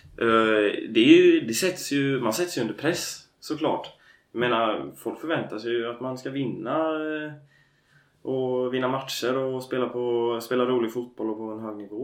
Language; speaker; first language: Swedish; native; Swedish